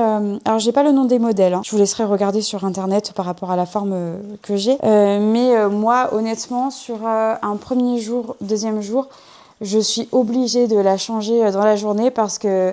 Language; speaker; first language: French; native; French